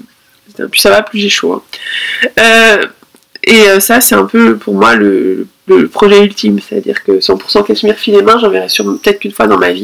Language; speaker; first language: French; native; French